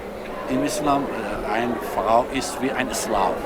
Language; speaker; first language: German; non-native, learner; Persian